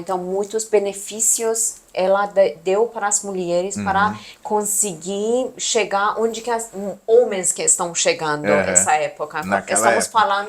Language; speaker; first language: Portuguese; non-native, learner; Persian